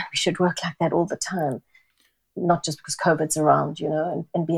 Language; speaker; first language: English; non-native, local second language; Italian